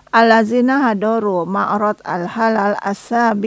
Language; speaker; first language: Arabic; non-native, fluent; Indonesian